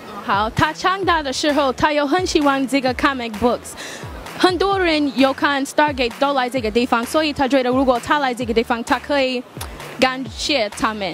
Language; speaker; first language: Chinese; non-native, learner; English